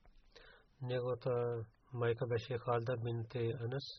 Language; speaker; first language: Bulgarian; non-native, learner; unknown